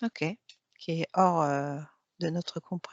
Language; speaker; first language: French; native; French